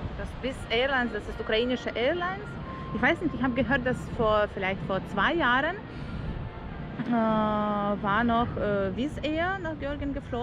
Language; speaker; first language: German; non-native, learner; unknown